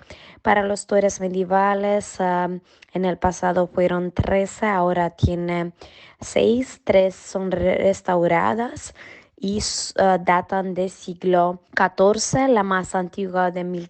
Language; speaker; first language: Spanish; non-native, fluent; Macedonian